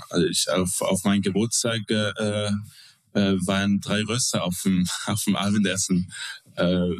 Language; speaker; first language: German; non-native, fluent; English